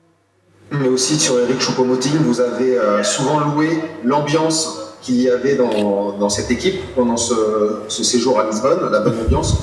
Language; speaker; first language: French; native; French